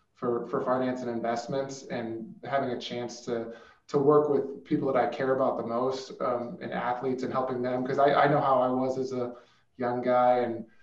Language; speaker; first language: English; native; English